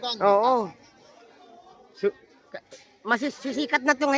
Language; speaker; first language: Filipino; native; Filipino